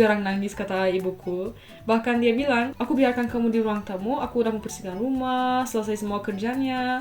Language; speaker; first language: Indonesian; non-native, fluent; Turkish